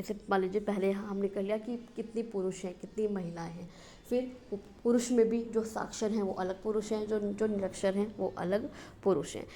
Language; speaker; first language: Hindi; native; Hindi